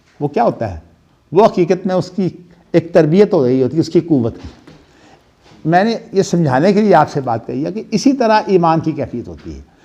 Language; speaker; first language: Urdu; non-native, local second language; Punjabi